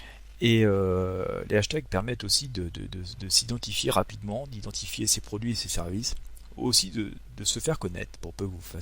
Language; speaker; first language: French; native; French